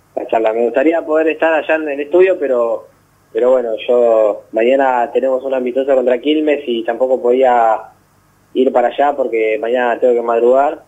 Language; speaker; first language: Spanish; native; Spanish